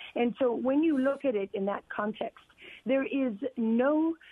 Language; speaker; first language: English; native; English